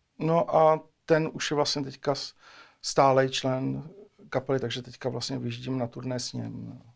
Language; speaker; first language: Czech; native; Czech